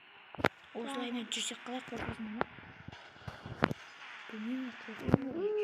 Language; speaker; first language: Turkish; non-native, learner; Kazakh